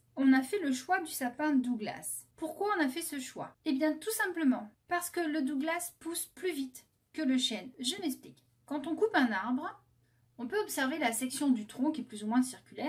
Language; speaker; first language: French; native; French